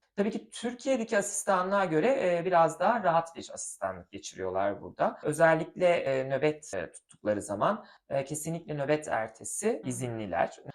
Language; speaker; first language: Turkish; native; Turkish